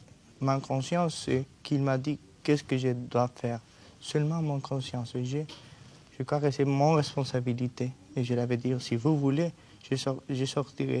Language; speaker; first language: French; non-native, learner; Spanish